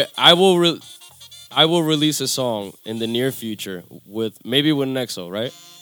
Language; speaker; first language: English; early bilingual, other home language; Spanish